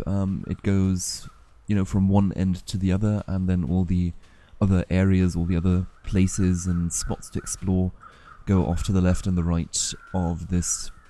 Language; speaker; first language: English; native; English